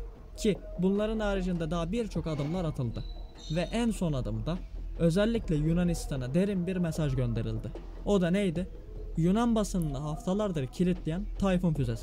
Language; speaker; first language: Turkish; native; Turkish